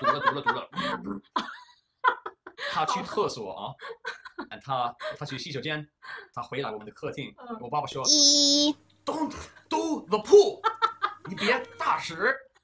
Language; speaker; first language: Chinese; early bilingual, heritage; English